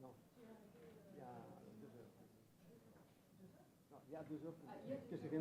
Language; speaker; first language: French; non-native, fluent; Italian